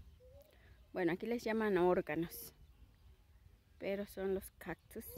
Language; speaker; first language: Spanish; native; Spanish